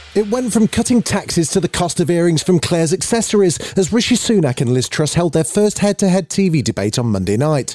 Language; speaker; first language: English; native; English